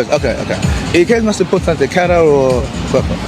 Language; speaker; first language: Spanish; non-native, learner; English